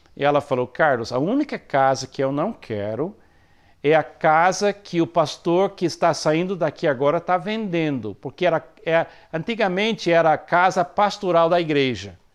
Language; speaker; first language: Portuguese; non-native, fluent; English